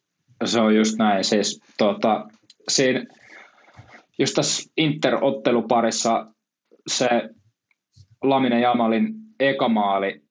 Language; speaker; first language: Finnish; native; Finnish